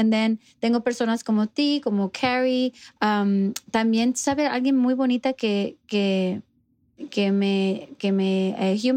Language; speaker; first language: Spanish; early bilingual, heritage; Spanish